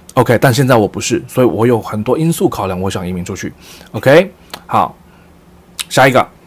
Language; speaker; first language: Chinese; early bilingual, heritage; Chinese